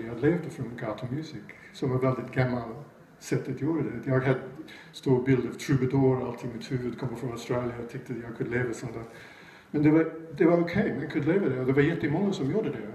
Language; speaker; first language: Swedish; non-native, fluent; English